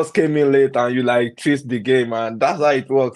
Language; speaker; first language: English; non-native, local second language; Yoruba